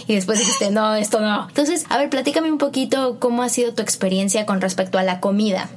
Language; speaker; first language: Spanish; native; Spanish